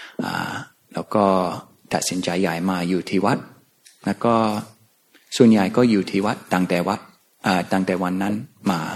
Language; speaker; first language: Thai; non-native, fluent; English